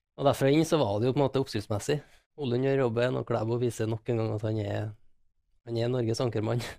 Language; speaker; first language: Norwegian; native; Norwegian